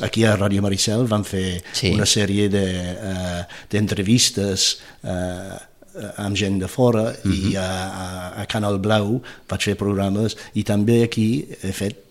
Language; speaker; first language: Catalan; non-native, fluent; English